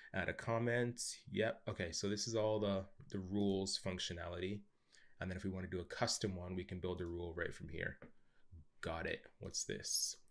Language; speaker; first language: English; native; English